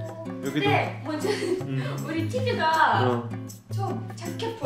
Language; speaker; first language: Korean; non-native, learner; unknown